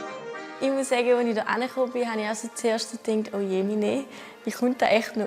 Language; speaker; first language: German; native; German